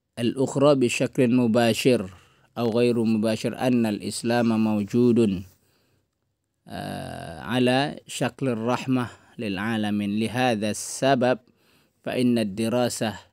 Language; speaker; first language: Arabic; non-native, fluent; Indonesian